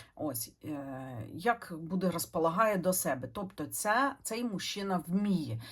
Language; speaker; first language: Ukrainian; non-native, local second language; Russian